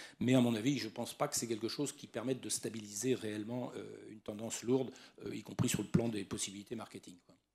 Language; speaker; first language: French; native; French